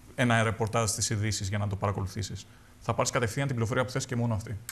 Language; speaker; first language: Greek; native; Greek